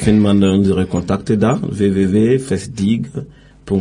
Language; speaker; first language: German; non-native, learner; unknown